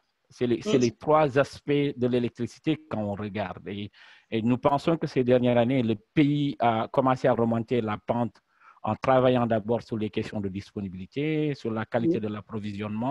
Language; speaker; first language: French; non-native, local second language; Wolof